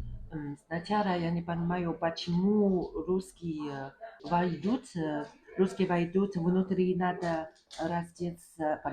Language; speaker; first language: Russian; non-native, learner; Chinese